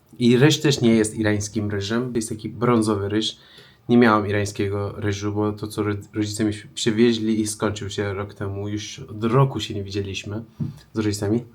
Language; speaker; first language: Polish; non-native, fluent; Persian